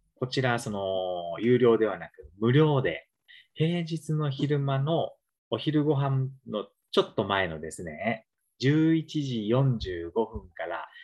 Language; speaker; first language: Japanese; native; Japanese